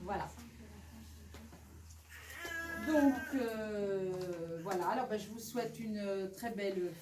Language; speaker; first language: French; native; French